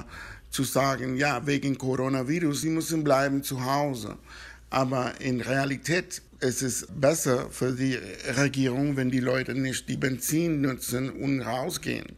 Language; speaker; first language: German; non-native, fluent; Spanish